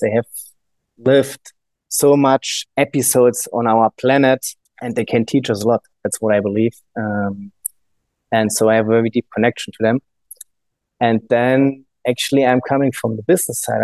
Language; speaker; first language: English; non-native, fluent; German